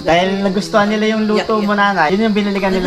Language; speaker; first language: Filipino; native; Filipino